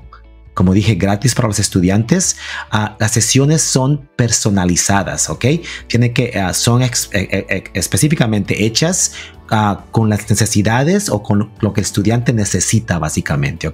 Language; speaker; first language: Spanish; early bilingual, heritage; Spanish